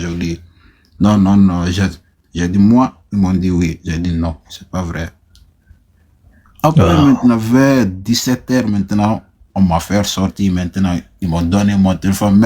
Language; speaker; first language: French; non-native, local second language; Susu